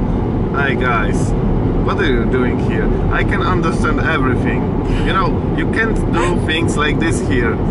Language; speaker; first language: English; non-native, learner; Polish